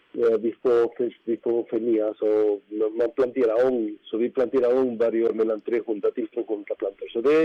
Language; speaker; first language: Swedish; non-native, fluent; Spanish